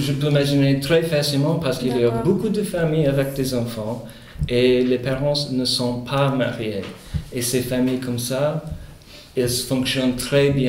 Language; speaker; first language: French; non-native, fluent; Spanish